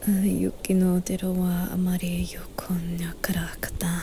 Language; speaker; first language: Japanese; non-native, learner; English